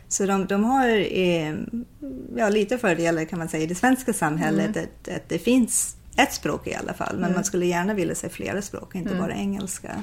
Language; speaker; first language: Swedish; non-native, fluent; English